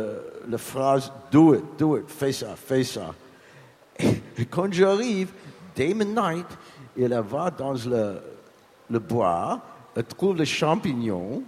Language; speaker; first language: French; non-native, learner; English